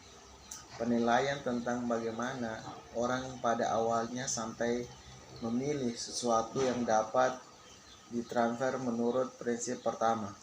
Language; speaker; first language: Indonesian; native; Indonesian